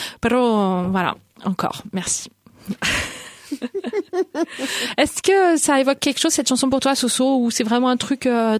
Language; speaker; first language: French; native; French